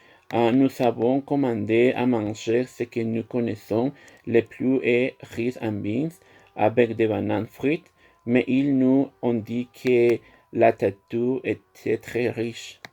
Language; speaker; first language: French; non-native, learner; Spanish